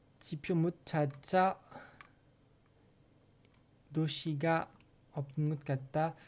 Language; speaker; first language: Korean; non-native, learner; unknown